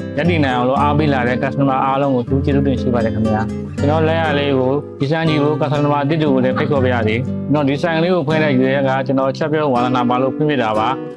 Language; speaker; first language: Burmese; native; Burmese